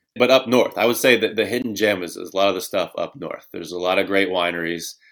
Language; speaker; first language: English; native; English